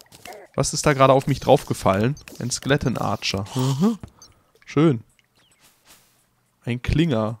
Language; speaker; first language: German; native; German